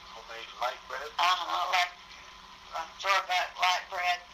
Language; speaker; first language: English; native; English